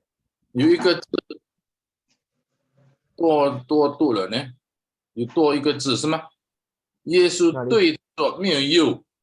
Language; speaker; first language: Chinese; non-native, fluent; Indonesian